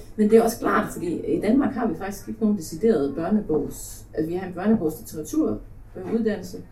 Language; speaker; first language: Danish; early bilingual, other home language; Polish